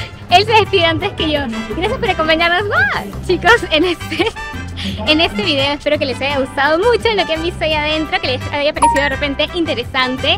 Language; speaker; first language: Spanish; native; Spanish